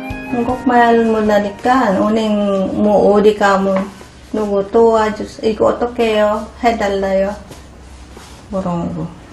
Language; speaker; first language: Korean; non-native, learner; Filipino